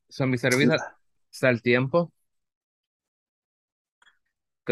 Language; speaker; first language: Spanish; early bilingual, heritage; Spanish